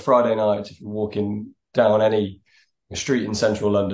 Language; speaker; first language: English; native; English